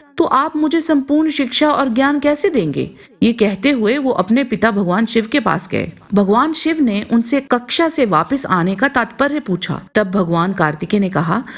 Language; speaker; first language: Hindi; non-native, local second language; Punjabi